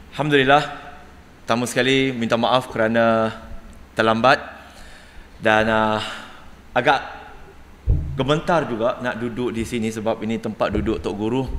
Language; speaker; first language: Malay; non-native, local second language; Cantonese